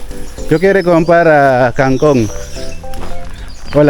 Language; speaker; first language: Spanish; non-native, learner; Filipino